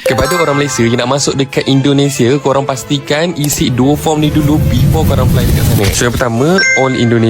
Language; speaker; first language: Malay; native; Malay